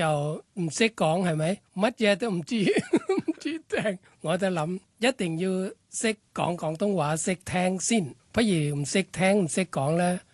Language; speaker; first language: Cantonese; non-native, learner; Thai